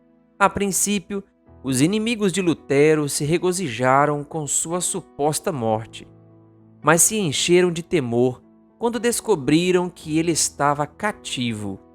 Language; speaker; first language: Portuguese; native; Portuguese